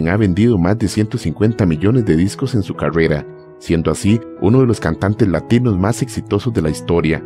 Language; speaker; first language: Spanish; native; Spanish